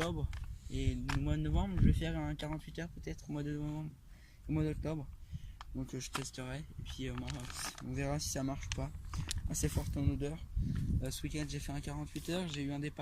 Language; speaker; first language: French; native; French